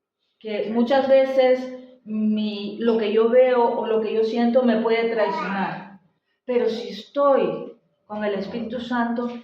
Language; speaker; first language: Spanish; native; Spanish